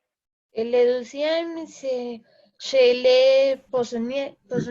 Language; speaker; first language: French; non-native, learner; Spanish